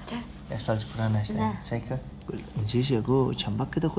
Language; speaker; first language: Persian; native; Persian